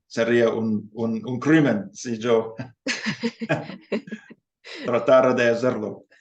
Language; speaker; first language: Spanish; non-native, fluent; English